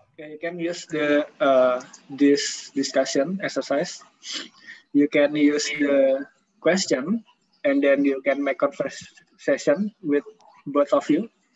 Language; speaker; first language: English; non-native, fluent; Indonesian